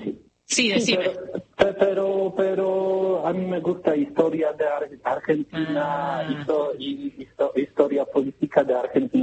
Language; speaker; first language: Spanish; non-native, learner; Polish